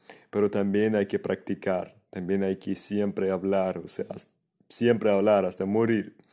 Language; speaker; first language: Spanish; non-native, fluent; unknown